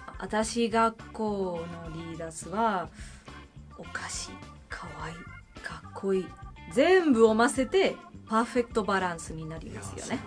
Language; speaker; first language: Japanese; non-native, fluent; Spanish